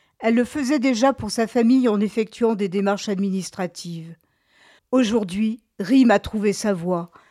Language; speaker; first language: French; native; French